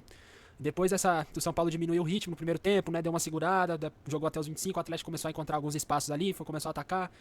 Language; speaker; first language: Portuguese; native; Portuguese